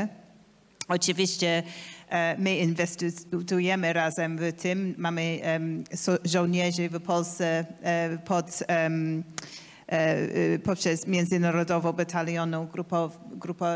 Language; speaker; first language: Polish; non-native, learner; English